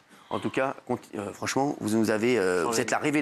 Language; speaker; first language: French; native; French